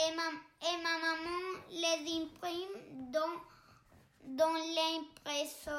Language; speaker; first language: French; non-native, learner; Spanish